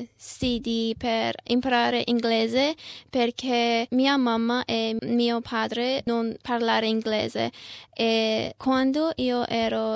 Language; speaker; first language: Italian; non-native, learner; Persian